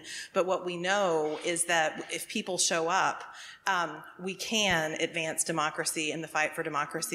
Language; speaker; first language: English; native; English